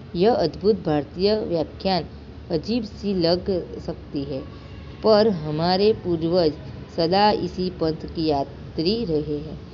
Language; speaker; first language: Hindi; non-native, local second language; Gujarati